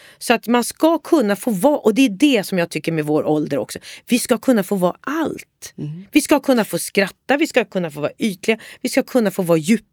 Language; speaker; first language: Swedish; native; Swedish